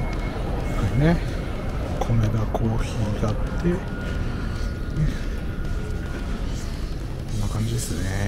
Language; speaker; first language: Japanese; native; Japanese